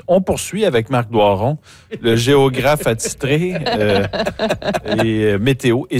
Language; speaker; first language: French; native; French